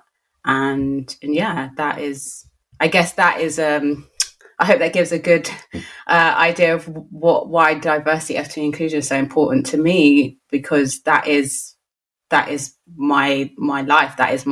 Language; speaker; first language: English; native; English